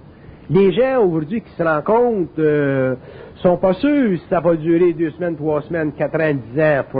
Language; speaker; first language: French; native; French